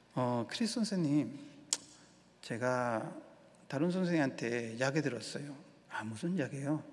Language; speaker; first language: Korean; non-native, learner; Spanish